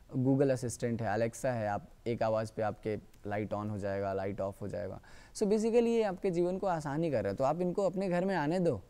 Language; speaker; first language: Hindi; native; Hindi